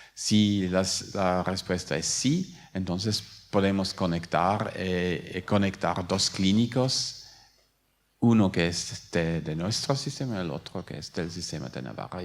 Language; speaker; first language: Spanish; non-native, fluent; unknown